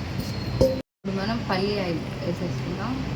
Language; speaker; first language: Telugu; native; Telugu